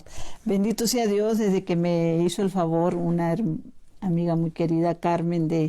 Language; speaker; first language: Spanish; native; Spanish